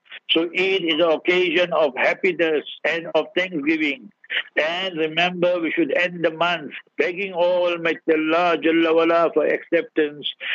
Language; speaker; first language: English; early bilingual, other home language; Urdu